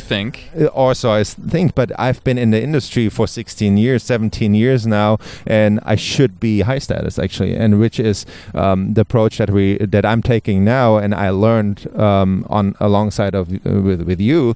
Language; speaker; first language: English; non-native, fluent; German